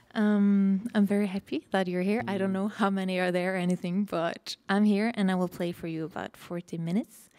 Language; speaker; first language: English; non-native, fluent; Norwegian